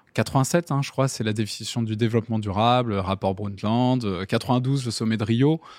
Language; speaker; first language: French; native; French